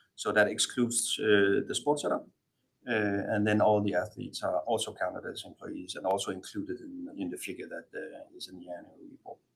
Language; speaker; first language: English; non-native, fluent; Danish